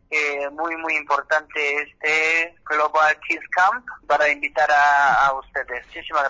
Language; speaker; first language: Spanish; non-native, learner; Korean